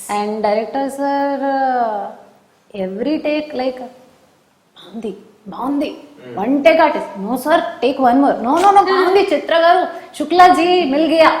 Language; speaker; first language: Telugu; non-native, learner; Hindi